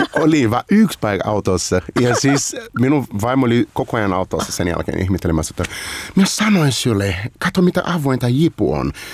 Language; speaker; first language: Finnish; non-native, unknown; Portuguese